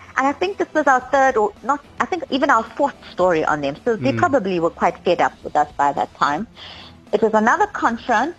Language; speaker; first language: English; native; English